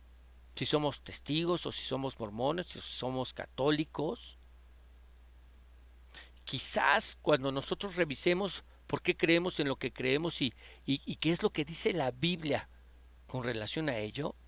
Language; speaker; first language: Spanish; native; Spanish